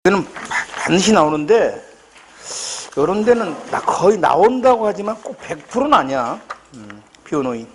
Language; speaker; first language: Korean; native; Korean